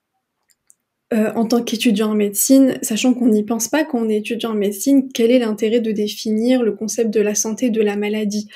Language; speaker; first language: French; non-native, local second language; Arabic